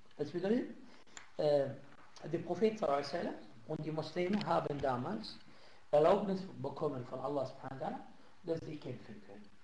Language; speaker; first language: German; non-native, fluent; Arabic